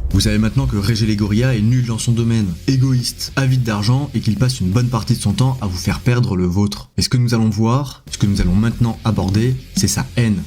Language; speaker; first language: French; native; French